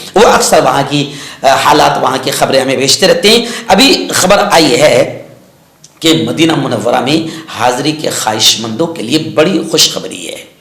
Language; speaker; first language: Urdu; native; Urdu